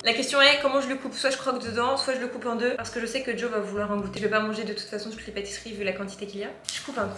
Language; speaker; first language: French; native; French